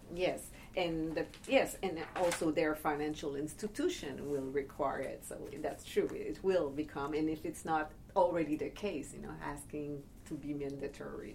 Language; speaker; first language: English; non-native, fluent; French